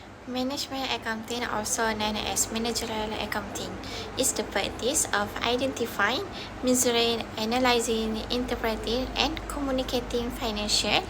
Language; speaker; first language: English; non-native, local second language; Malay